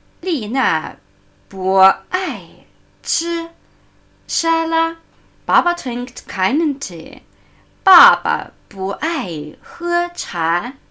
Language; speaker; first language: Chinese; non-native, fluent; German